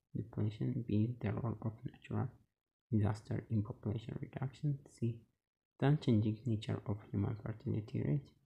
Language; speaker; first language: English; non-native, local second language; Amharic